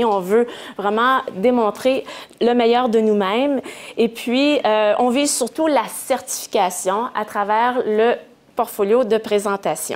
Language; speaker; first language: French; native; French